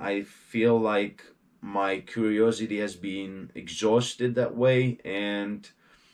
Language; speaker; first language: English; non-native, fluent; Czech